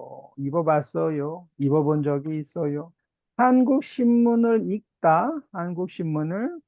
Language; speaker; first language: Korean; native; Korean